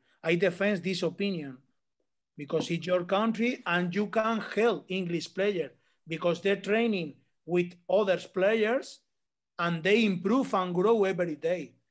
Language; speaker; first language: English; non-native, learner; Spanish